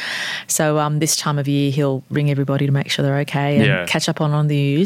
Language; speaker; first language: English; non-native, local second language; Armenian